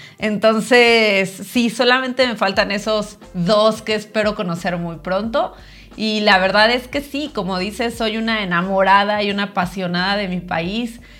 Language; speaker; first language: Spanish; native; Spanish